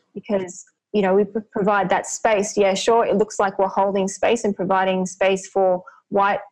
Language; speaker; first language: English; native; English